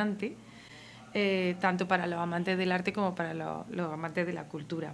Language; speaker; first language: Spanish; native; Spanish